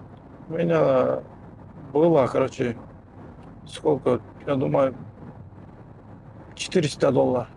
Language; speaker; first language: Russian; non-native, local second language; Kyrgyz